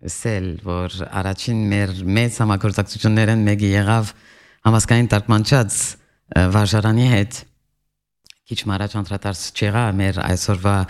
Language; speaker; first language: Armenian; early bilingual, heritage; Armenian